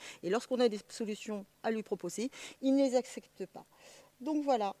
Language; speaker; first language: French; native; French